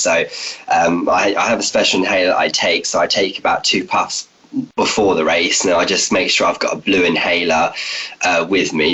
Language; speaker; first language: English; native; English